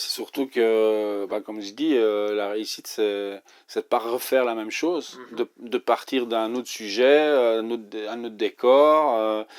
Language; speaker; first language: French; native; French